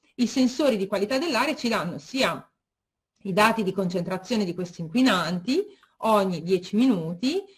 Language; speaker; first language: Italian; native; Italian